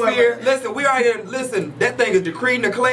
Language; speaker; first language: English; native; English